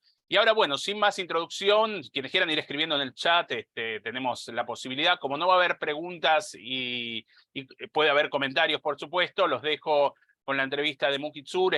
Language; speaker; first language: Spanish; native; Spanish